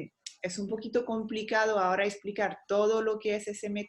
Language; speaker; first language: Spanish; non-native, fluent; French